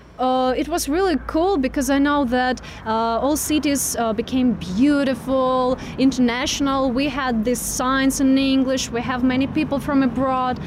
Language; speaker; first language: English; non-native, fluent; Russian